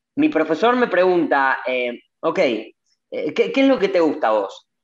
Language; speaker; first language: Spanish; native; Spanish